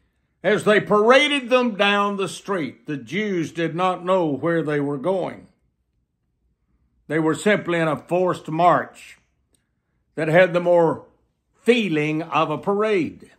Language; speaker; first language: English; native; English